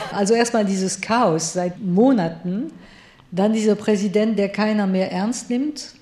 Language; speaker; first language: German; non-native, fluent; French